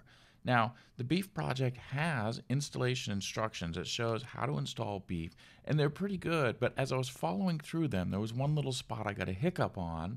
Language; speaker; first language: English; native; English